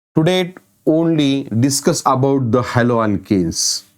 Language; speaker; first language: English; non-native, local second language; Marathi